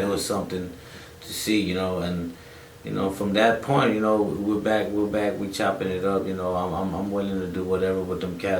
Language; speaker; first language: English; native; English